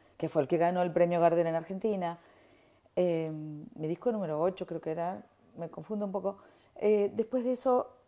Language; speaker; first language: Spanish; native; Spanish